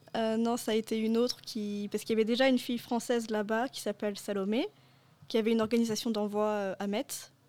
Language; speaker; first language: French; native; French